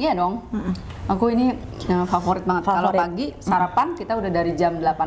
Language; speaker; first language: Indonesian; native; Indonesian